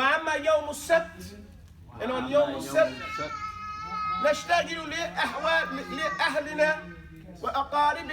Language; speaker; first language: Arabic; non-native, fluent; English